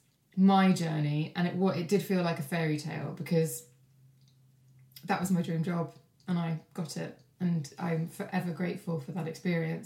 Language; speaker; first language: English; native; English